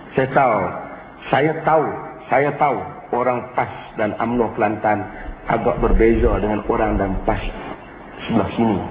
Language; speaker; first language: Malay; native; Malay